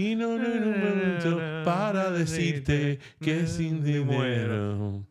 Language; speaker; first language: Spanish; early bilingual, heritage; Spanish